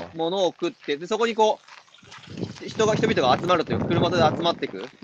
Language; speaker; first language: Japanese; native; Japanese